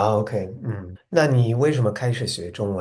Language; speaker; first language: Chinese; non-native, fluent; English